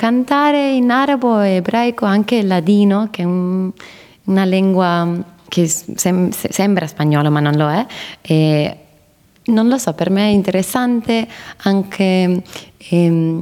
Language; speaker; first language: Italian; non-native, fluent; English